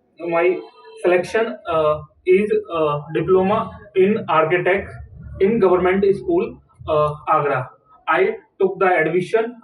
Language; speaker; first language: English; non-native, learner; Hindi